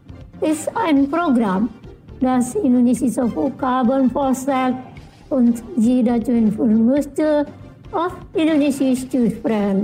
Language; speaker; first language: German; non-native, fluent; Indonesian